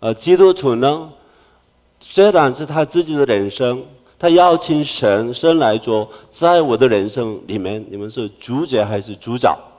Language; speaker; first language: Chinese; non-native, fluent; Korean